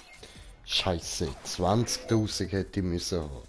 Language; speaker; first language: German; native; German